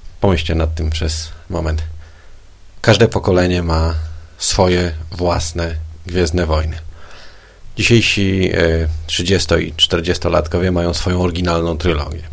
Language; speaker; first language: Polish; native; Polish